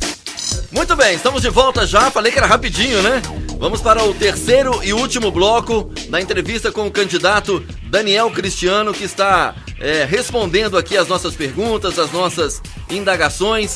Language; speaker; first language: Portuguese; native; Portuguese